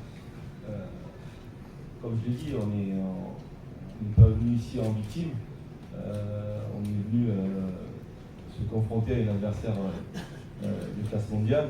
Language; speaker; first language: French; native; French